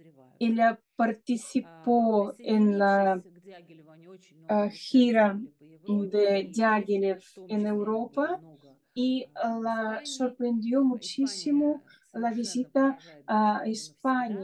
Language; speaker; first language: Spanish; non-native, fluent; Russian